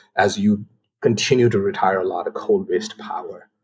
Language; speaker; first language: English; non-native, local second language; Nepali